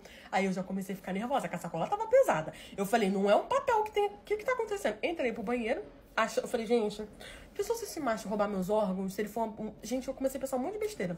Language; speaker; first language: Portuguese; native; Portuguese